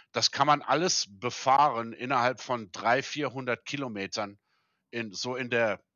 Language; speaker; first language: German; early bilingual, heritage; German